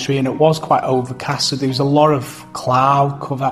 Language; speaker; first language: English; native; English